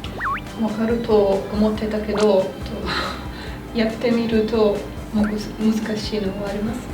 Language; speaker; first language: Japanese; non-native, learner; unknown